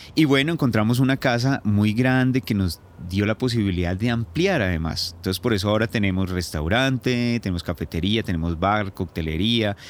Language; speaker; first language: Spanish; native; Spanish